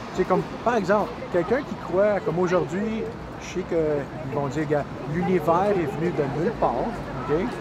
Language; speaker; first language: French; native; French